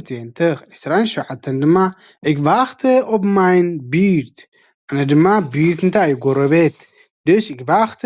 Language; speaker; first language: Dutch; non-native, fluent; Tigrinya